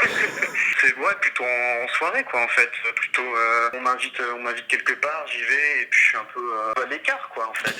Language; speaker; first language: French; native; French